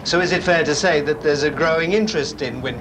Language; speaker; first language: English; native; English